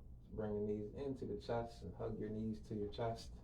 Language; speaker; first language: English; native; English